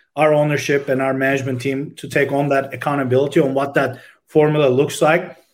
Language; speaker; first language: English; non-native, fluent; Turkish